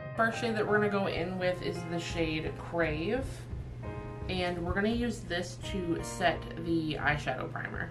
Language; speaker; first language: English; native; English